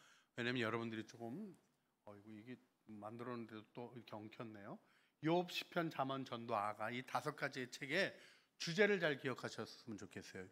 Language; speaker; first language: Korean; native; Korean